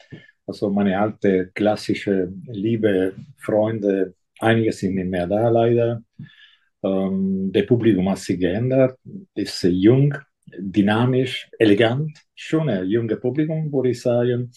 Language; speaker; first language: German; non-native, local second language; Italian